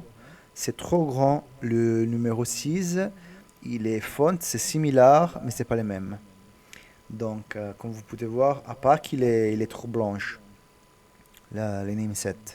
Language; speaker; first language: French; non-native, learner; Italian